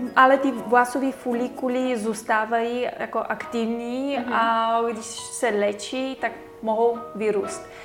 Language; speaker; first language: Czech; non-native, fluent; Bulgarian